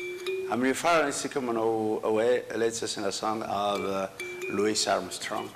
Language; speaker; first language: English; non-native, learner; Malagasy